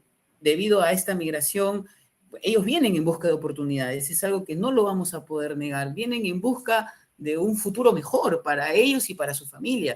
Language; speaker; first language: Spanish; native; Spanish